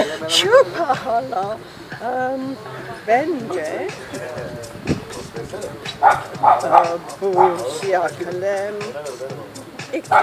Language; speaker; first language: Turkish; non-native, learner; English